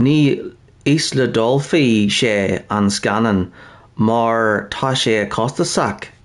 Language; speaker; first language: Irish; non-native, learner; English